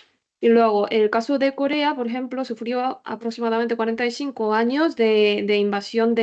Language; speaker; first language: Spanish; non-native, learner; Korean